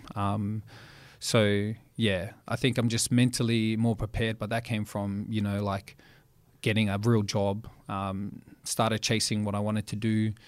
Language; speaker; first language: English; native; English